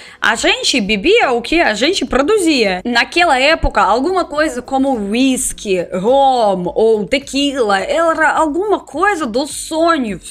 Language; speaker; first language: Portuguese; non-native, fluent; Russian